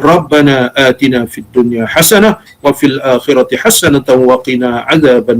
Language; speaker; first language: Malay; native; Malay